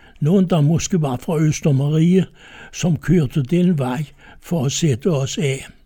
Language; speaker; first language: Danish; native; Danish